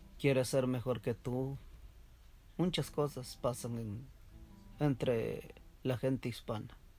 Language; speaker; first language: Spanish; native; Spanish